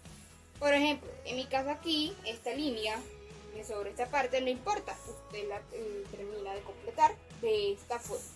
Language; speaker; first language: Spanish; native; Spanish